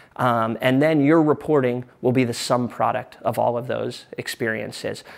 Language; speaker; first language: English; native; English